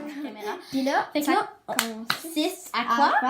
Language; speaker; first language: French; native; French